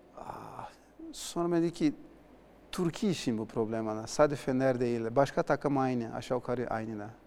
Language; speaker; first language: Turkish; non-native, learner; Portuguese